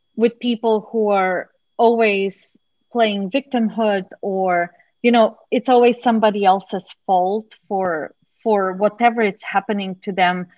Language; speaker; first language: English; non-native, fluent; Macedonian